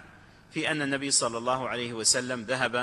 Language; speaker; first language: Arabic; native; Arabic